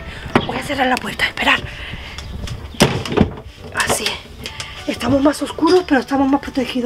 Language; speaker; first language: Spanish; native; Spanish